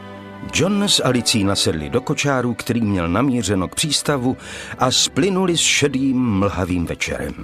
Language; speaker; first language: Czech; native; Czech